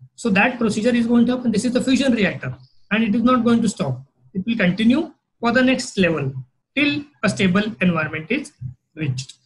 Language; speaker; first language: English; non-native, local second language; Marathi